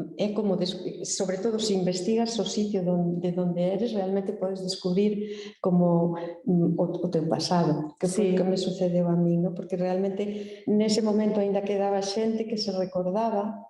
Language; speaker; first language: Galician; native; Galician